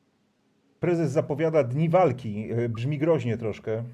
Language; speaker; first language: Polish; native; Polish